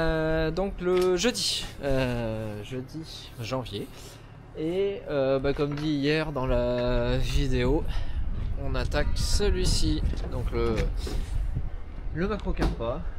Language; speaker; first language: French; native; French